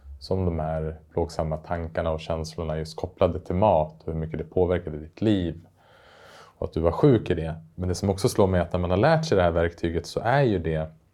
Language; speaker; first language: Swedish; native; Swedish